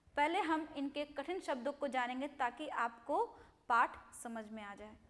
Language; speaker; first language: Hindi; non-native, local second language; Gujarati